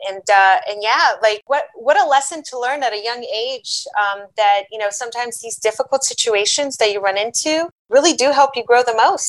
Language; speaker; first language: English; early bilingual, other home language; Portuguese